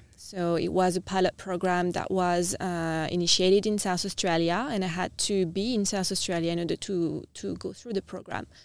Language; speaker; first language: English; non-native, fluent; French